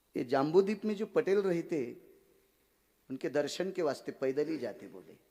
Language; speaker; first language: Hindi; non-native, local second language; Marathi